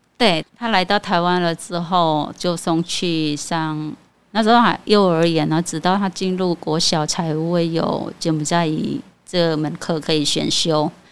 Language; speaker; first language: Chinese; non-native, fluent; Khmer